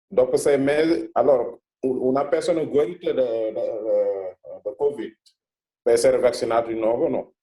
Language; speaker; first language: Italian; non-native, fluent; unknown